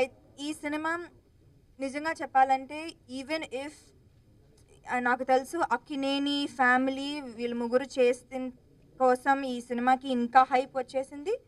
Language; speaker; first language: Telugu; non-native, local second language; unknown